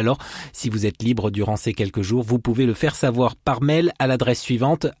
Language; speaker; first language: French; native; French